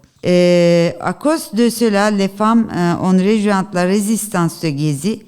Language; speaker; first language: French; non-native, learner; Turkish